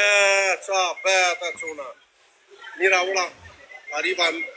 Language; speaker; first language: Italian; non-native, learner; Albanian